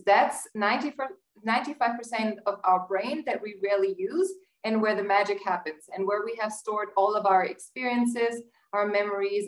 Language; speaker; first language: English; non-native, fluent; German